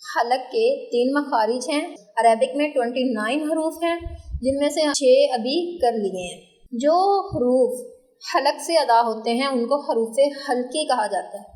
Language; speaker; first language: Urdu; native; Urdu